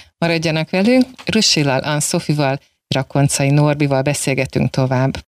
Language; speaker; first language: Hungarian; native; Hungarian